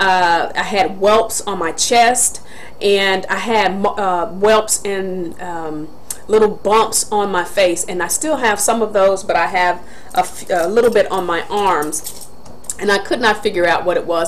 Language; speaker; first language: English; native; English